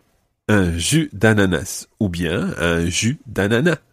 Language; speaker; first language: French; non-native, fluent; English